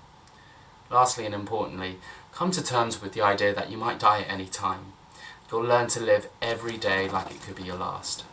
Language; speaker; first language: English; native; English